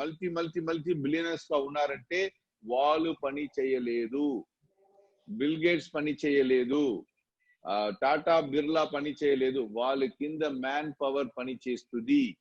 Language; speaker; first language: Telugu; non-native, local second language; Tamil